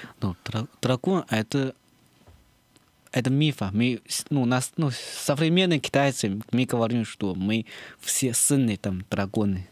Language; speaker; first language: Russian; non-native, learner; Chinese